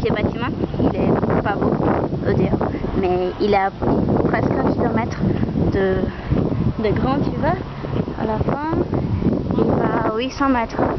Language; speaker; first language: French; non-native, learner; Portuguese